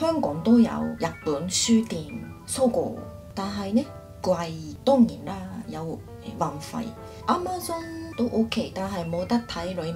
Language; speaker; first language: Cantonese; non-native, fluent; Japanese